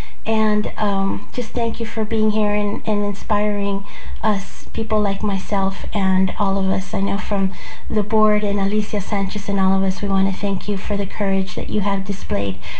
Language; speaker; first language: English; early bilingual, other home language; Spanish